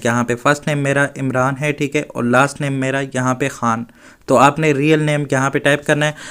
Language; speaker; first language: Urdu; non-native, local second language; Punjabi